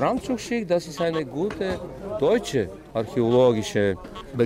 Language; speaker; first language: German; non-native, fluent; Bulgarian